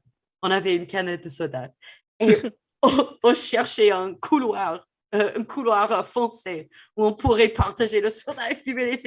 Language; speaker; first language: French; non-native, fluent; English